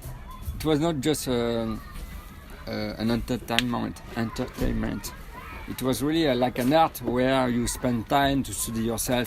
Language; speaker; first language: English; non-native, fluent; French